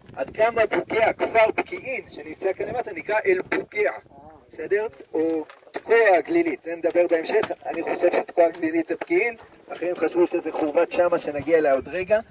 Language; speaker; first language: Hebrew; native; Hebrew